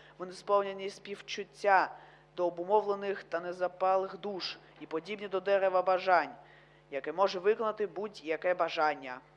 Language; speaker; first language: Ukrainian; non-native, local second language; Russian